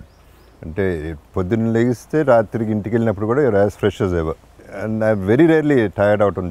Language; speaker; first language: Telugu; native; Telugu